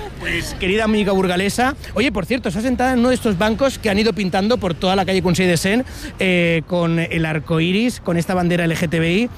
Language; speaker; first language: Spanish; native; Spanish